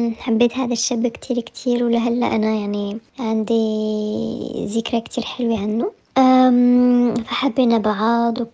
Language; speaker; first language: Arabic; early bilingual, heritage; French